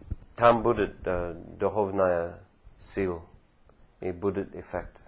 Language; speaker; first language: Russian; non-native, fluent; English